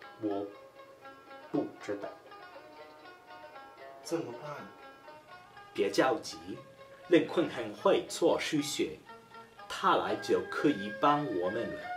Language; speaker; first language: Chinese; non-native, learner; English